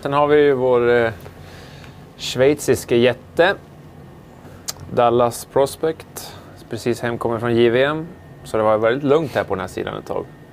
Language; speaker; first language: Swedish; native; Swedish